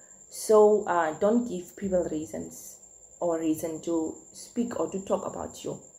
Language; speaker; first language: English; non-native, local second language; Afrikaans